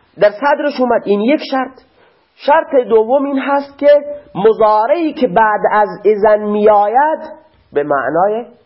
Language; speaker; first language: Persian; non-native, local second language; Baluchi